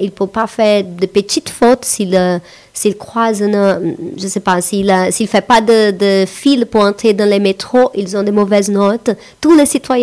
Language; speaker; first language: French; non-native, fluent; Portuguese